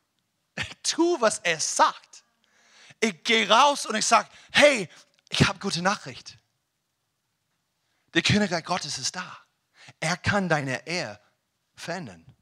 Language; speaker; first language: German; non-native, learner; English